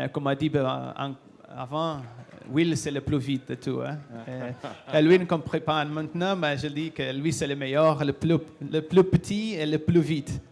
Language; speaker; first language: French; non-native, learner; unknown